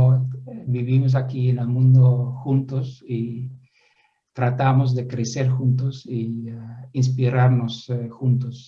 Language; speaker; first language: Spanish; non-native, fluent; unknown